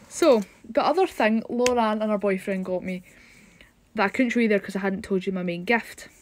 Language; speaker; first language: English; native; English